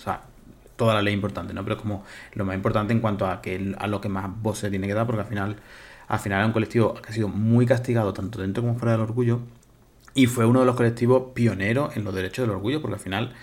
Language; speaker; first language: Spanish; native; Spanish